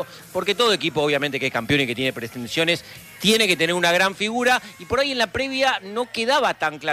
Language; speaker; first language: Spanish; native; Spanish